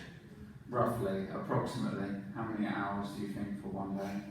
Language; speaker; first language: English; non-native, fluent; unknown